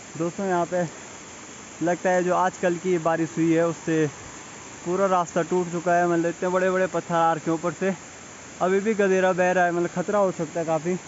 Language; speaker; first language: Hindi; native; Hindi